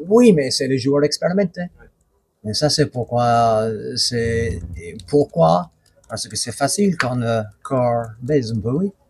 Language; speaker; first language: French; non-native, fluent; English